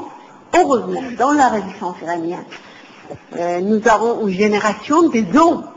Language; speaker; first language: French; non-native, fluent; Persian